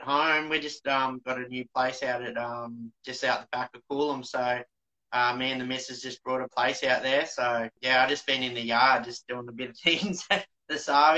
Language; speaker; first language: English; native; English